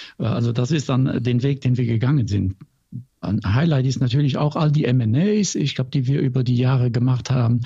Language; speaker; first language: German; non-native, local second language; Luxembourgish